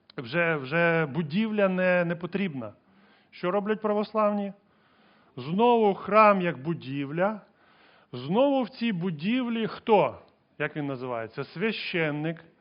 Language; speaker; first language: Ukrainian; non-native, local second language; Russian